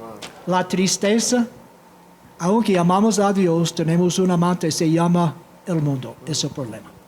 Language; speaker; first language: Spanish; non-native, fluent; English